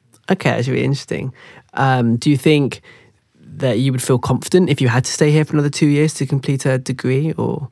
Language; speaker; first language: English; native; English